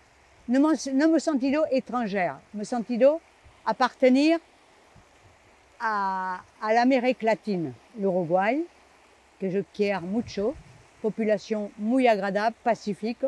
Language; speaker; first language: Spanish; non-native, learner; French